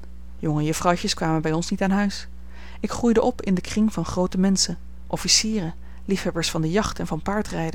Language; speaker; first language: Dutch; native; Dutch